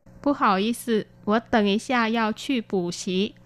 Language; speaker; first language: Chinese; non-native, fluent; Vietnamese